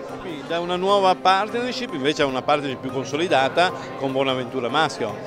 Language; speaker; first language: Italian; native; Italian